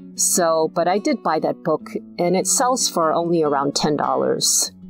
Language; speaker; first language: English; native; English